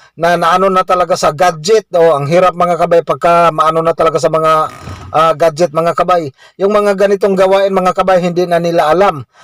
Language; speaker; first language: Filipino; non-native, local second language; Cebuano